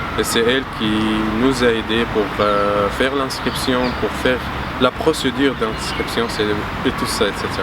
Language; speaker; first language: French; non-native, fluent; Arabic